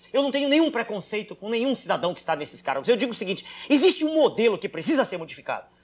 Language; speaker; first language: Portuguese; native; Portuguese